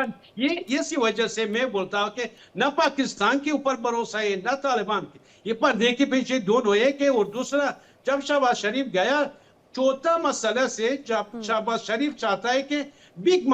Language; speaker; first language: Hindi; non-native, fluent; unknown